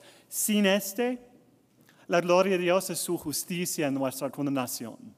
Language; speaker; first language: Spanish; non-native, learner; English